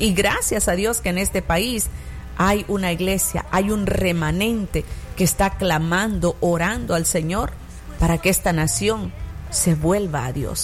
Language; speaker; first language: Spanish; native; Spanish